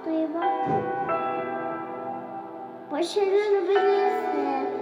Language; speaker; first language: Turkish; native; Turkish